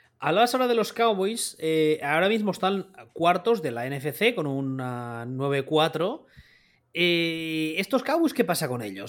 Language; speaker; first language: Spanish; native; Spanish